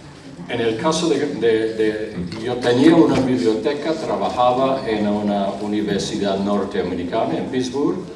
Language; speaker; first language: Spanish; non-native, fluent; English